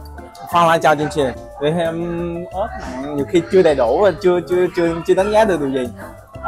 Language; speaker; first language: Chinese; early bilingual, heritage; Vietnamese